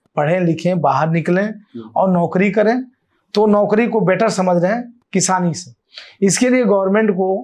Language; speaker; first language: Hindi; native; Hindi